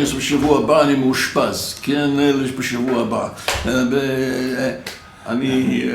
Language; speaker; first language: Hebrew; non-native, fluent; English